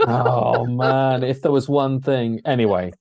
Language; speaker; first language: English; native; English